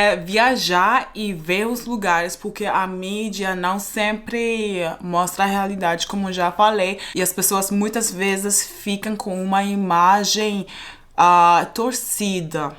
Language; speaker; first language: Portuguese; non-native, fluent; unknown